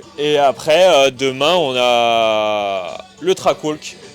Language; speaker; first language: French; native; French